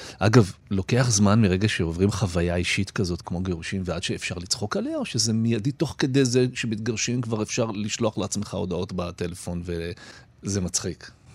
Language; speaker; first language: Hebrew; native; Hebrew